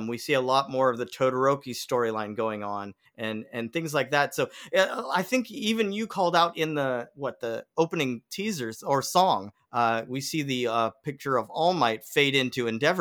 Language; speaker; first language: English; native; English